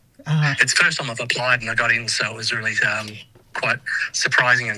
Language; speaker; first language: English; native; English